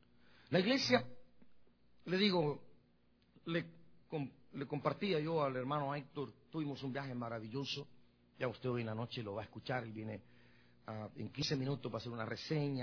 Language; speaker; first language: Spanish; native; Spanish